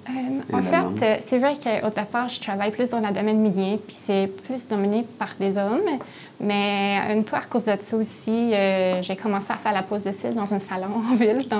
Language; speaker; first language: French; non-native, fluent; English